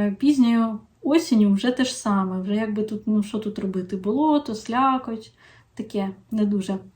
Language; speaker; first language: Ukrainian; non-native, local second language; Russian